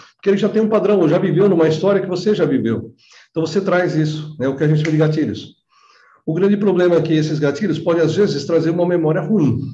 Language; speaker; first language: Portuguese; native; Portuguese